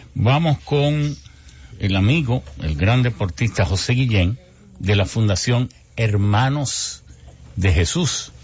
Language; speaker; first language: Spanish; native; Spanish